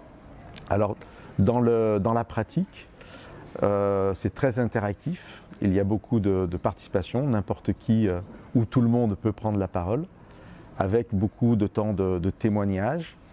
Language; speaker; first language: French; native; French